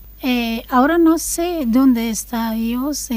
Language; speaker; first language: Spanish; non-native, learner; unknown